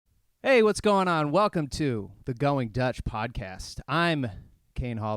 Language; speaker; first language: English; native; English